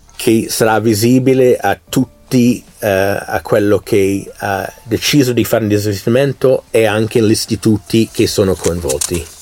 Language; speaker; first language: Italian; non-native, fluent; English